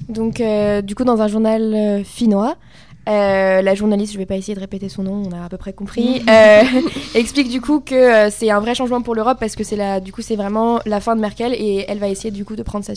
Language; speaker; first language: French; native; French